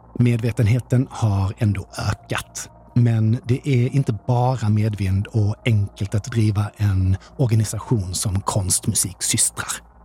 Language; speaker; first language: Swedish; native; Swedish